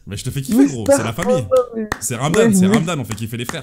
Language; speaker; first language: French; native; French